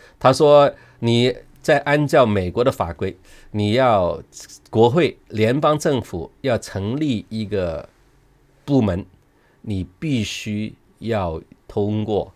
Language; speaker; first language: Chinese; non-native, local second language; Cantonese